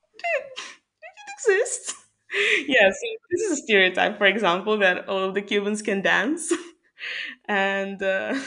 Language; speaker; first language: English; non-native, fluent; Hungarian